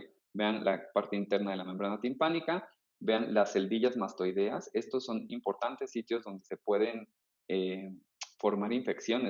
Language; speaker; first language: Spanish; native; Spanish